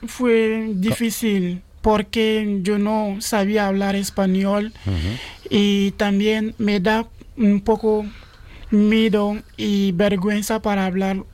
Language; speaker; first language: Spanish; non-native, learner; Bambara